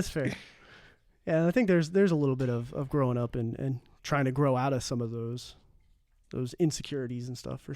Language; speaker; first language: English; native; English